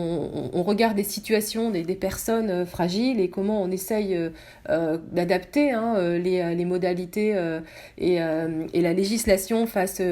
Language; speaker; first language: French; native; French